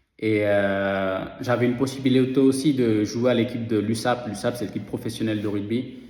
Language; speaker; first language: French; early bilingual, other home language; Spanish